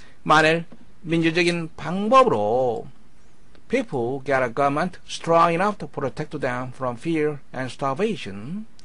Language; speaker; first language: English; non-native, fluent; Korean